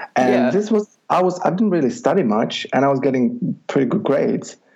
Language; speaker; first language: English; non-native, fluent; Czech